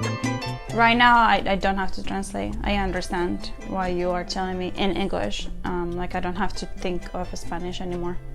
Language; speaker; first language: English; non-native, fluent; Spanish